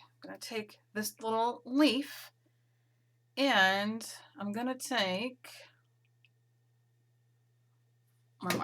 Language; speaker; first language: English; native; English